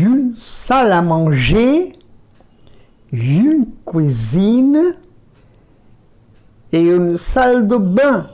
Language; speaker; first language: French; non-native, fluent; Bangla